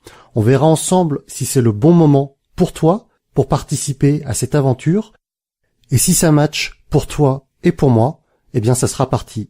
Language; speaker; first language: French; native; French